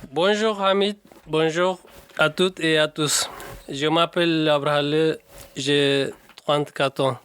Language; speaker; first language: French; non-native, learner; Tigrinya